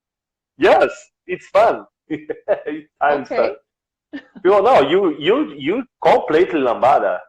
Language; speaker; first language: English; non-native, learner; Portuguese